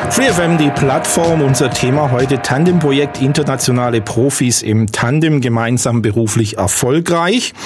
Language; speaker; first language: German; native; German